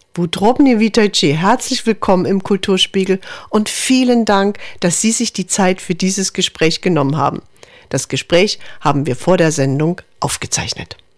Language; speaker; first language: German; native; German